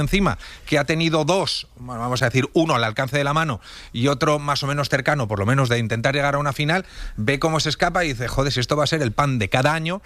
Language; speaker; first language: Spanish; native; Spanish